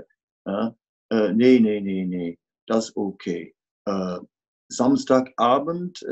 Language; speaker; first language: German; non-native, fluent; Dutch